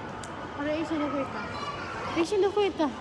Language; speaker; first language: Japanese; non-native, fluent; Filipino